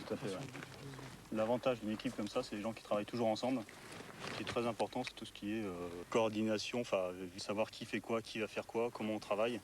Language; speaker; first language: French; native; French